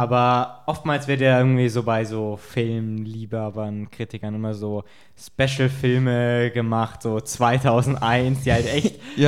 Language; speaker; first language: German; native; German